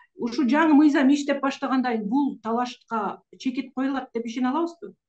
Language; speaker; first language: Kyrgyz; native; Kyrgyz